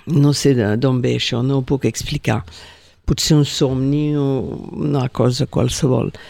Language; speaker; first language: Catalan; non-native, local second language; French